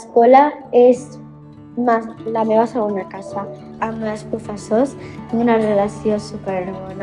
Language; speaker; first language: Catalan; non-native, local second language; Spanish